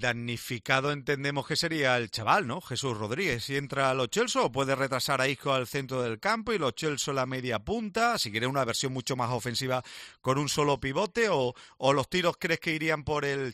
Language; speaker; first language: Spanish; native; Spanish